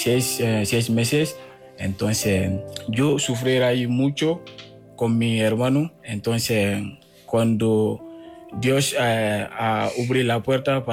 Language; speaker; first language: Spanish; non-native, learner; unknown